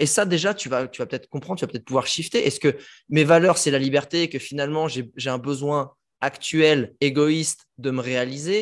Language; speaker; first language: French; native; French